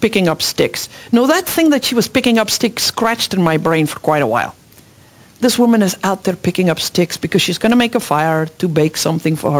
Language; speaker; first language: English; non-native, local second language; Afrikaans